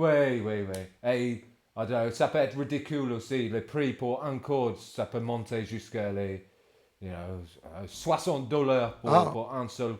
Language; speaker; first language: French; non-native, fluent; English